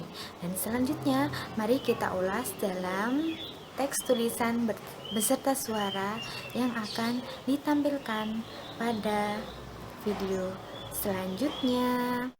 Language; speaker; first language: Indonesian; native; Indonesian